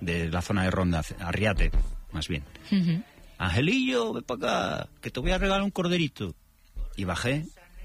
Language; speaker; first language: Spanish; native; Spanish